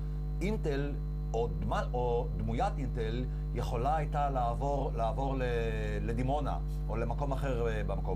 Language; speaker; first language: Hebrew; native; Hebrew